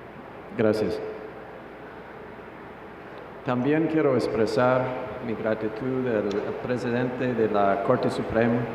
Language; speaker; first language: Spanish; non-native, fluent; English